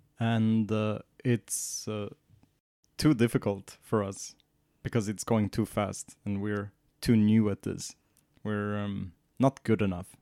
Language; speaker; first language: English; non-native, fluent; Swedish